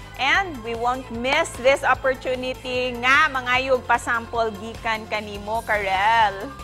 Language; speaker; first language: Cebuano; native; Cebuano